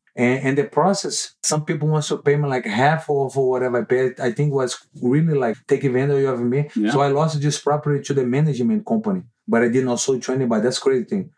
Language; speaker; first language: English; non-native, learner; Portuguese